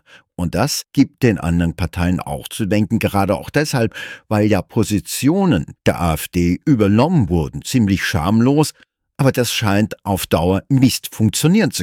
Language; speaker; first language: German; native; German